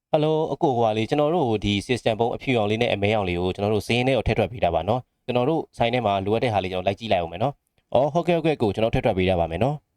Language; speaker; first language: Burmese; native; Burmese